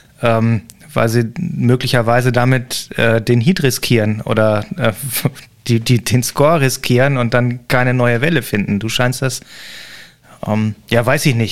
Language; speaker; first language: German; native; German